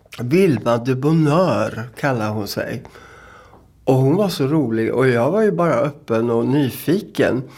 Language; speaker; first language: Swedish; native; Swedish